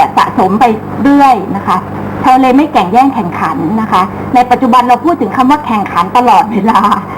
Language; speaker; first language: Thai; native; Thai